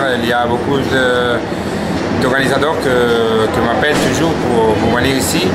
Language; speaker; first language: French; non-native, fluent; Spanish